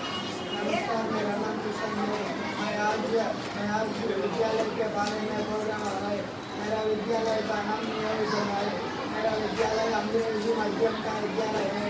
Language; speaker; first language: Hindi; non-native, local second language; Telugu